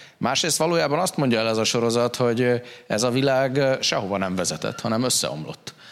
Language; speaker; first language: Hungarian; native; Hungarian